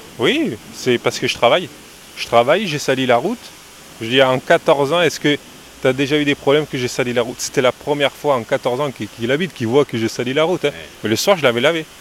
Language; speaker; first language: French; native; French